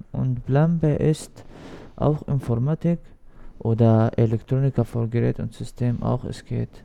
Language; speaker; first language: German; non-native, learner; Arabic